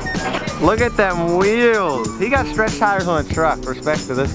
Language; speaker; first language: English; native; English